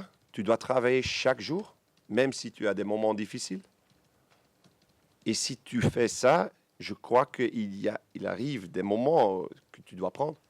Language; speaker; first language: French; non-native, local second language; Dutch